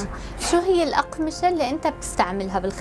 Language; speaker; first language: Arabic; native; Arabic